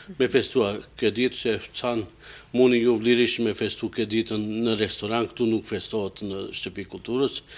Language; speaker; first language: Albanian; non-native, local second language; Romany